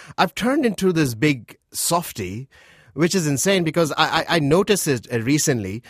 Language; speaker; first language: English; non-native, local second language; Urdu